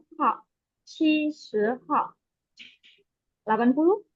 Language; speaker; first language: Chinese; non-native, fluent; Indonesian